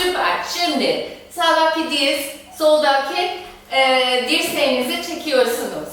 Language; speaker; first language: Turkish; non-native, fluent; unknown